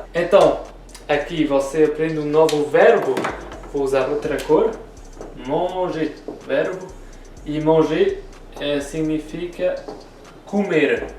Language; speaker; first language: Portuguese; early bilingual, heritage; Portuguese